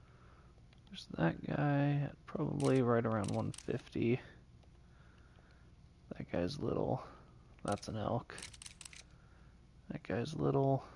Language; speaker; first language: English; native; English